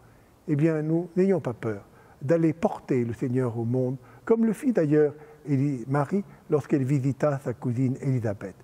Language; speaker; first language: French; native; French